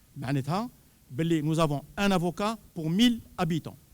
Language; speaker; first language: French; non-native, local second language; Arabic